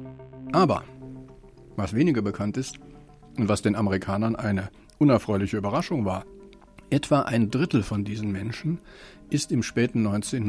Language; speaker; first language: German; native; German